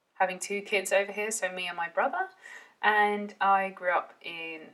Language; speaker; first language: English; early bilingual, heritage; Dutch